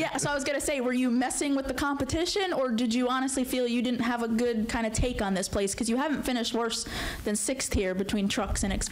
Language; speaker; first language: English; native; English